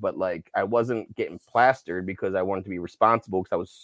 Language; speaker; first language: English; native; English